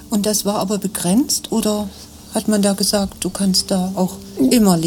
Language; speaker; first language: German; native; German